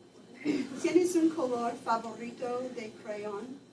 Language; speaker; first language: Spanish; non-native, fluent; English